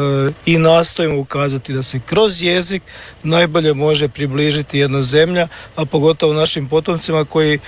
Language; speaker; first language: Serbian; native; Serbian